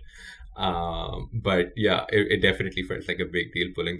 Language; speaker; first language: English; non-native, local second language; Urdu